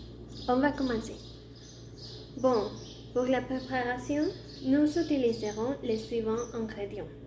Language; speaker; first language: French; non-native, learner; Spanish